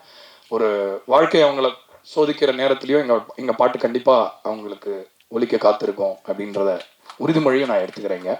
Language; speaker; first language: Tamil; native; Tamil